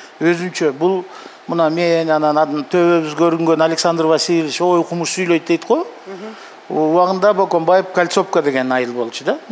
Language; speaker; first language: Kyrgyz; non-native, local second language; Russian